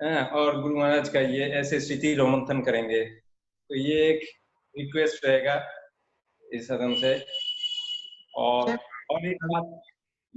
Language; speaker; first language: Hindi; native; Hindi